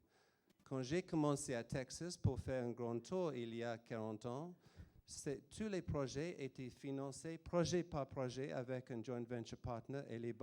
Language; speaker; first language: French; non-native, fluent; English